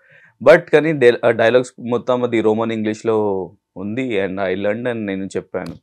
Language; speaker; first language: Telugu; non-native, learner; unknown